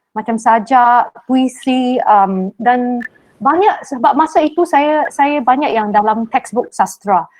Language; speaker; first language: Malay; non-native, local second language; Min Nan Chinese